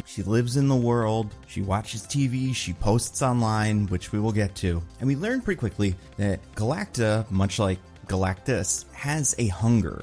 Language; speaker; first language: English; native; English